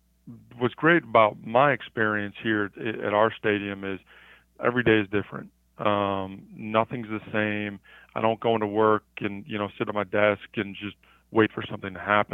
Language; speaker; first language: English; native; English